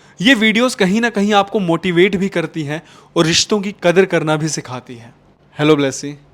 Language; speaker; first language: Hindi; native; Hindi